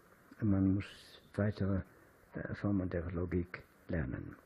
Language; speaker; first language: German; non-native, fluent; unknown